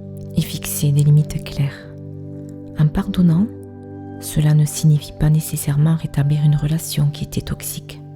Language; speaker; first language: French; native; French